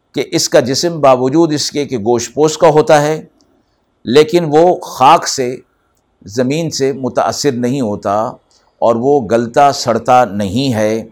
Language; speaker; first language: Urdu; native; Urdu